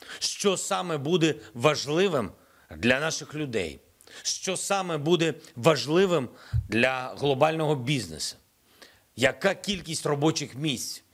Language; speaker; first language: Ukrainian; non-native, local second language; Russian